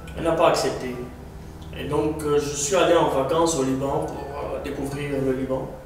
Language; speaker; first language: French; non-native, local second language; Arabic